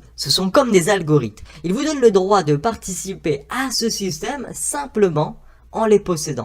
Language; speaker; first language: French; native; French